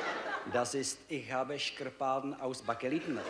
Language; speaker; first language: German; non-native, learner; Czech